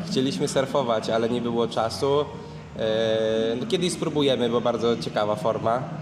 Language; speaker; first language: Polish; native; Polish